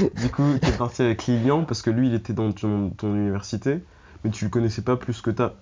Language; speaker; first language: French; native; French